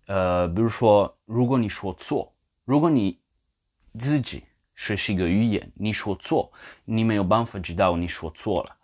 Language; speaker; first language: Chinese; non-native, fluent; English